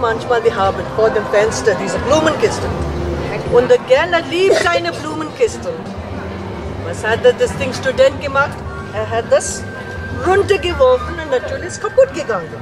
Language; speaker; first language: German; non-native, learner; Tibetan